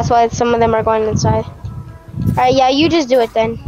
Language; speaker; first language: English; native; English